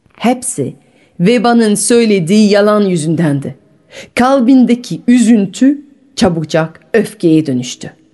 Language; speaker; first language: Turkish; non-native, fluent; French